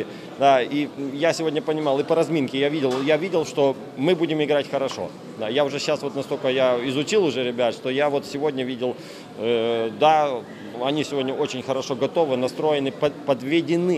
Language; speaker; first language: Russian; native; Russian